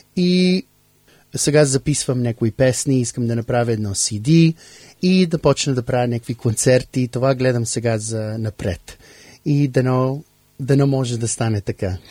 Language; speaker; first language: Bulgarian; early bilingual, heritage; English